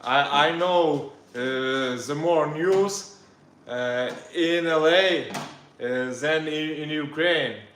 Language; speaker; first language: English; non-native, learner; Russian